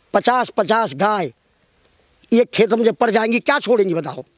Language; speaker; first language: Hindi; native; Hindi